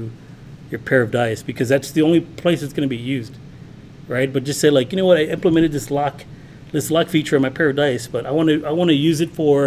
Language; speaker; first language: English; native; English